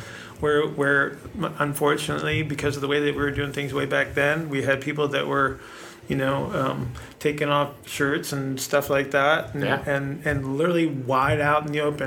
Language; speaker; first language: English; native; English